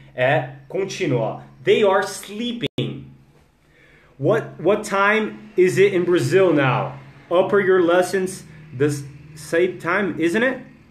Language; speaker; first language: English; non-native, fluent; Portuguese